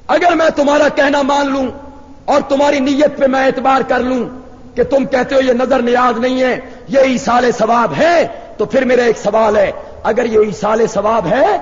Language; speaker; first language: Urdu; non-native, local second language; Punjabi